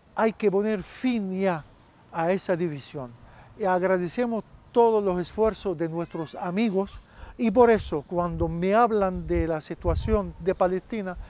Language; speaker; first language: Spanish; non-native, fluent; Arabic